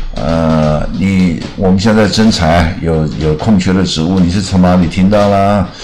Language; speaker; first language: Chinese; native; Chinese